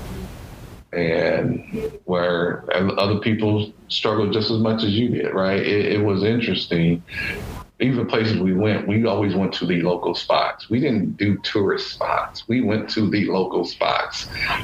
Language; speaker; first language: English; native; English